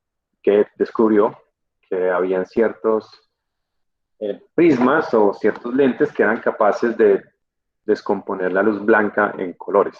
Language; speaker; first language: Spanish; native; Spanish